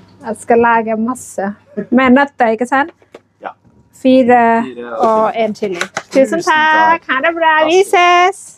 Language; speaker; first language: Norwegian; non-native, learner; Thai